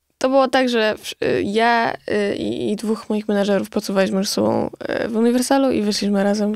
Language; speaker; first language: Polish; early bilingual, other home language; Romany